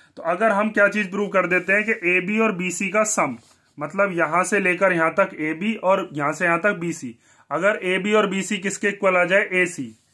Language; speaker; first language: Hindi; native; Hindi